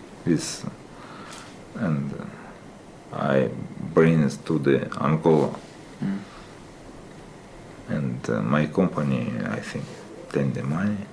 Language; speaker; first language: English; non-native, learner; Russian